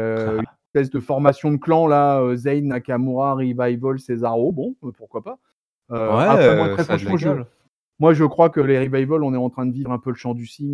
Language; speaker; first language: French; native; French